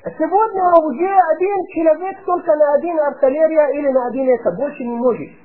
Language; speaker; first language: Russian; non-native, fluent; Arabic